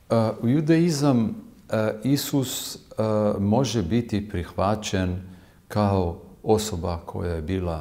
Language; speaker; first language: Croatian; non-native, fluent; Hebrew